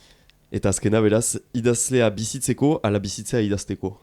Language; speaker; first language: Basque; native; Basque